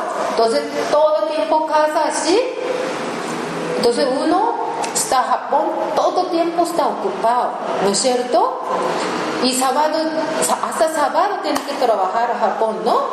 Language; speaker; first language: Spanish; non-native, learner; Japanese